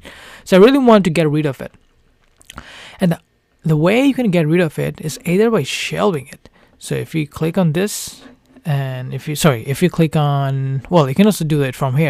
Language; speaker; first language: English; non-native, fluent; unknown